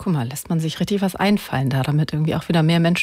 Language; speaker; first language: German; native; German